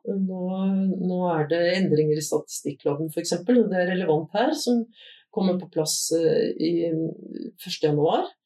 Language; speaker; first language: Norwegian; native; Norwegian